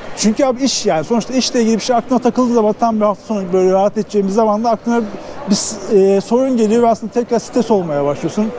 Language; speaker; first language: Turkish; native; Turkish